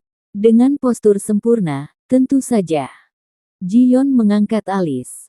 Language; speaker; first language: Indonesian; native; Indonesian